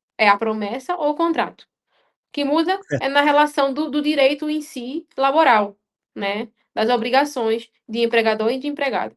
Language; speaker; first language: Portuguese; native; Portuguese